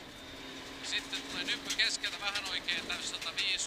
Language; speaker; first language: Finnish; native; Finnish